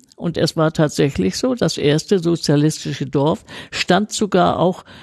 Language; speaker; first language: German; native; German